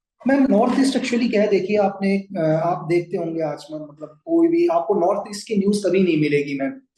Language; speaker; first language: Hindi; native; Hindi